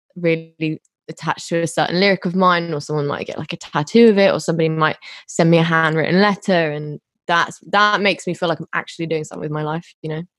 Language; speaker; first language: English; native; English